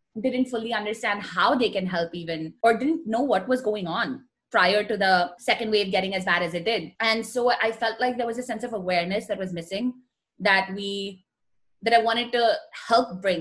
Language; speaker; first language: English; non-native, local second language; Hindi